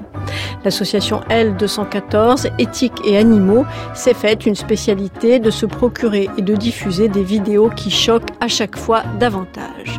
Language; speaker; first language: French; native; French